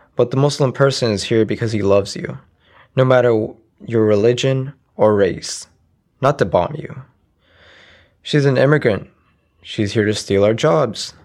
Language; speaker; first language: English; early bilingual, other home language; Arabic